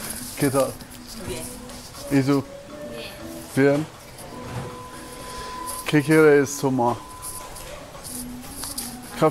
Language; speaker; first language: Spanish; non-native, learner; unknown